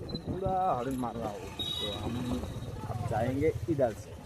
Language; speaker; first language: Hindi; non-native, local second language; Bangla